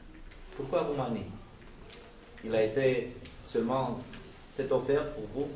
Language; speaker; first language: French; non-native, learner; Romanian